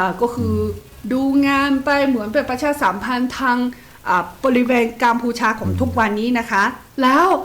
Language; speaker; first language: Thai; non-native, fluent; Chinese